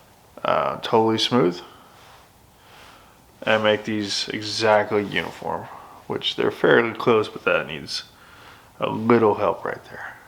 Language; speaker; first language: English; native; English